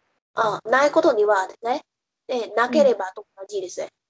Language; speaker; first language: Japanese; non-native, fluent; Vietnamese